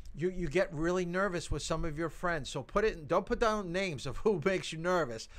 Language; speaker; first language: English; native; English